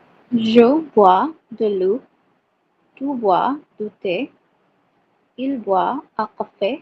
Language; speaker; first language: French; non-native, learner; Bangla